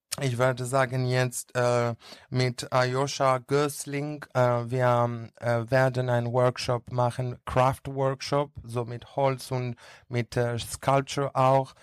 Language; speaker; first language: German; non-native, learner; Greek